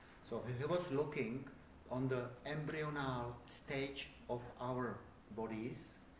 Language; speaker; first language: English; non-native, fluent; Czech